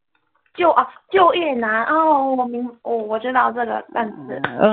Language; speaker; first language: Chinese; non-native, learner; Korean